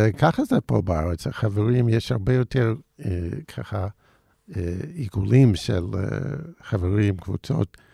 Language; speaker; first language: Hebrew; non-native, fluent; English